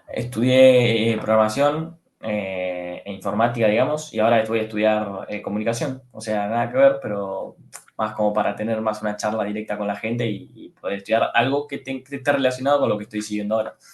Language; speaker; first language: Spanish; native; Spanish